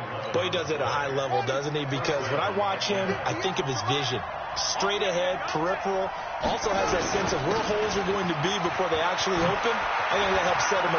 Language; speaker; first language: English; native; English